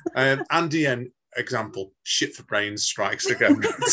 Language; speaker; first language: English; native; English